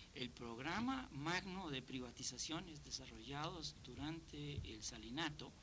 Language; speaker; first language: Spanish; native; Spanish